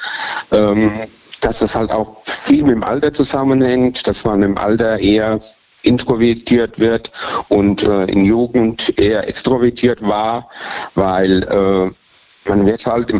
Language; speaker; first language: German; native; German